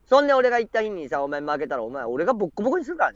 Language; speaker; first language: Japanese; native; Japanese